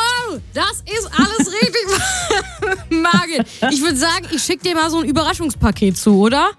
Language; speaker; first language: German; native; German